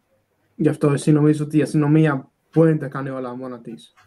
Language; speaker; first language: Greek; early bilingual, other home language; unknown